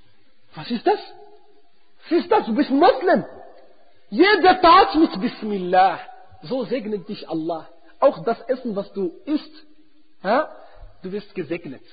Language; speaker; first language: German; non-native, fluent; Arabic